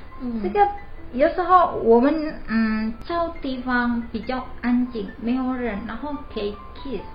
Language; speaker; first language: Chinese; non-native, learner; Indonesian